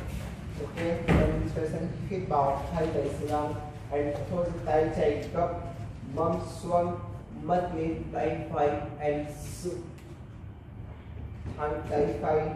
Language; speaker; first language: Vietnamese; non-native, learner; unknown